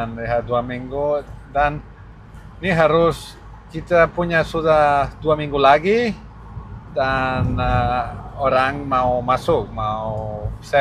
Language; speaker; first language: Indonesian; non-native, learner; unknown